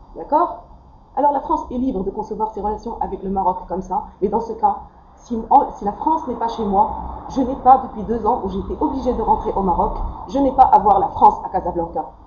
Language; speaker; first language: French; non-native, local second language; Arabic